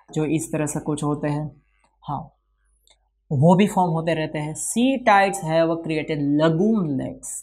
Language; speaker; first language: Hindi; non-native, local second language; Gujarati